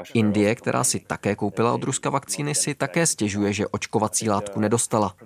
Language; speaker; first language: Czech; non-native, fluent; Dutch